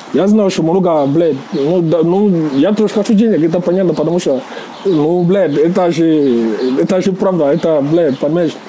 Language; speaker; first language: Russian; non-native, fluent; Jamaican Creole English